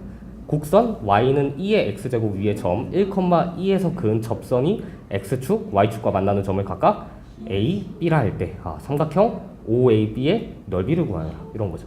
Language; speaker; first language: Korean; native; Korean